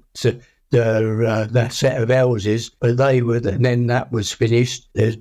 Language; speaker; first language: English; native; English